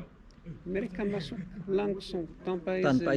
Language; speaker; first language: Indonesian; non-native, learner; Arabic